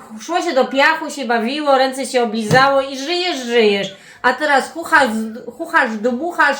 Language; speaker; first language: Polish; native; Polish